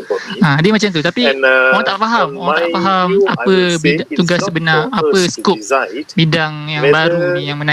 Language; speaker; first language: Malay; native; Malay